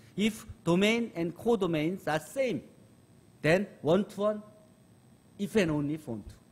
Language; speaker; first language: English; non-native, fluent; Korean